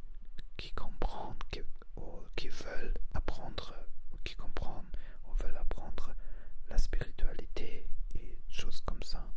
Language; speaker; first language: French; non-native, learner; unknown